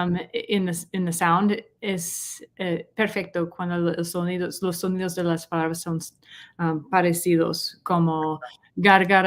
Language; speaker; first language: Spanish; non-native, learner; English